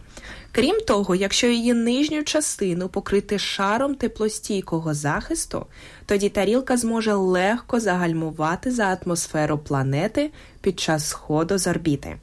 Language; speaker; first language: Ukrainian; native; Ukrainian